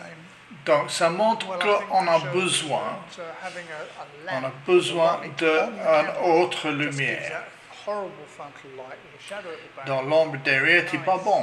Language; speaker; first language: French; non-native, learner; English